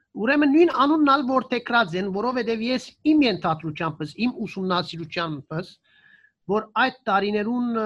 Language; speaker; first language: Armenian; early bilingual, heritage; Armenian